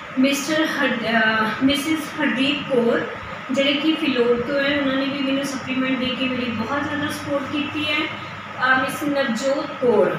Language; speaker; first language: Hindi; non-native, local second language; Punjabi